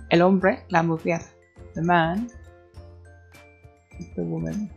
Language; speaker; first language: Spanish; non-native, learner; English